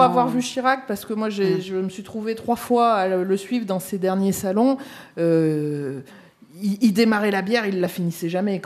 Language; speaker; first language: French; native; French